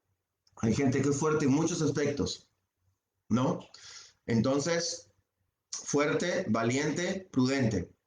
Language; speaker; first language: Spanish; native; Spanish